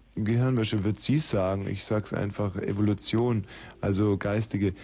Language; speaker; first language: German; native; German